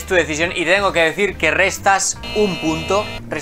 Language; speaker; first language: Spanish; native; Spanish